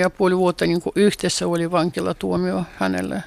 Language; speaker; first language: Finnish; non-native, fluent; Russian